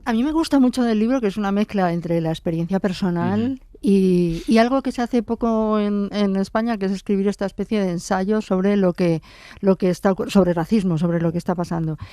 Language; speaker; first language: Spanish; native; Spanish